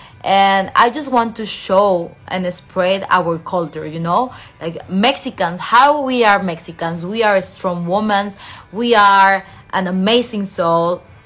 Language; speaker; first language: English; non-native, fluent; Spanish